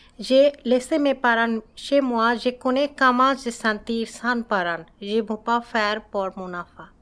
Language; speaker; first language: French; non-native, learner; Bangla